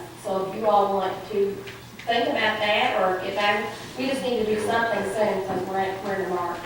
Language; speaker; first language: English; native; English